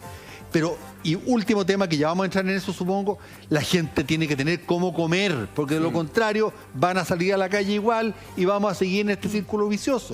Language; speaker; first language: Spanish; native; Spanish